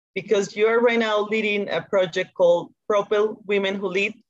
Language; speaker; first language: English; non-native, fluent; Spanish